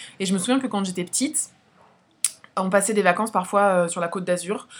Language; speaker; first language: French; native; French